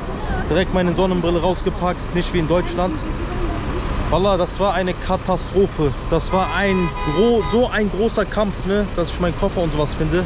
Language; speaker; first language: German; early bilingual, other home language; Turkish